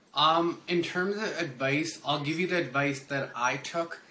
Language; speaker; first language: English; early bilingual, other home language; Hindi